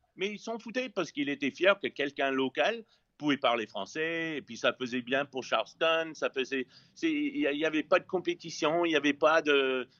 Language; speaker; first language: French; non-native, fluent; English